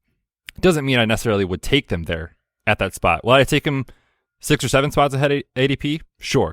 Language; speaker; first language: English; native; English